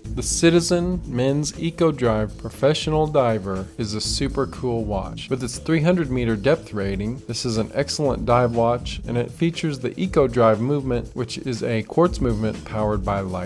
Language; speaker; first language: English; native; English